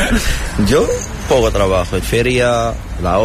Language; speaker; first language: Spanish; non-native, learner; Arabic